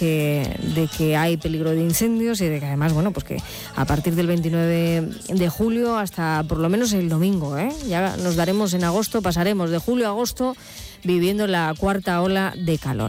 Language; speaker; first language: Spanish; native; Spanish